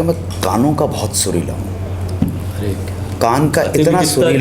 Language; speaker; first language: Hindi; native; Hindi